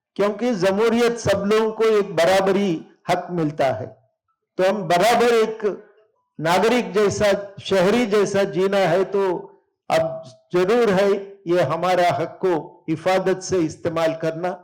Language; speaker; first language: Hindi; non-native, local second language; Telugu